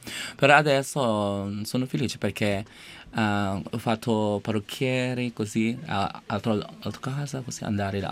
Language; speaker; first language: Italian; non-native, learner; Filipino